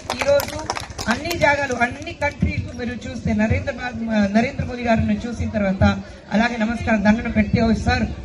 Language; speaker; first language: Telugu; non-native, fluent; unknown